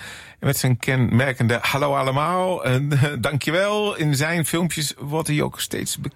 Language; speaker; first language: Dutch; native; Dutch